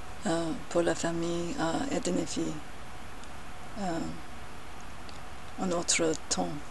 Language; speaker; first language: French; non-native, learner; English